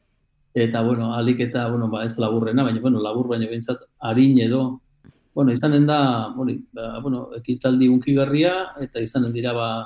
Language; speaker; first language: Basque; native; Basque